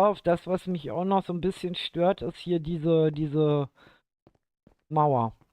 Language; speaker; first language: German; native; German